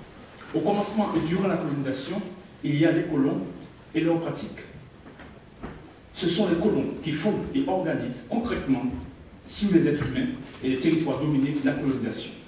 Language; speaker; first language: French; native; French